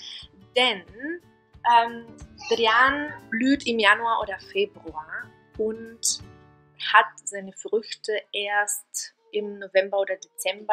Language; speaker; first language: German; non-native, fluent; Bulgarian